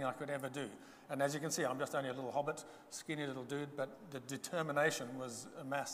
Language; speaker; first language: English; non-native, local second language; Bemba